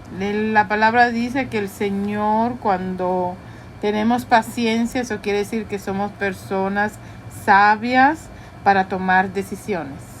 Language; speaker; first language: Spanish; early bilingual, heritage; Spanish